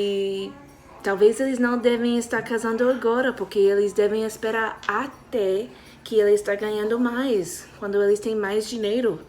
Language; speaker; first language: Portuguese; non-native, fluent; English